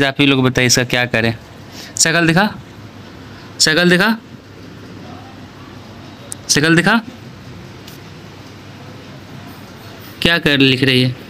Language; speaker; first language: Hindi; native; Hindi